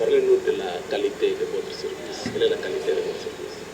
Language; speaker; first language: French; non-native, fluent; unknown